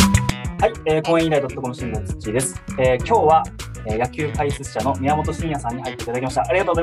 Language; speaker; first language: Japanese; native; Japanese